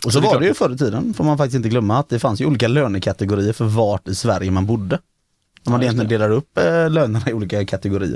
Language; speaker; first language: Swedish; native; Swedish